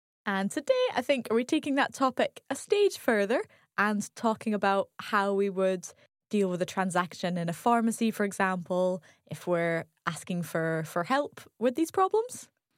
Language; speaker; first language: English; native; English